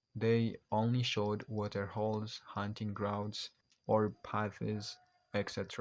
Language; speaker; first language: English; non-native, local second language; Amharic